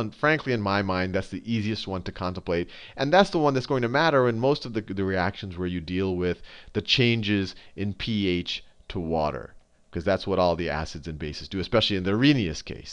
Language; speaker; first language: English; native; English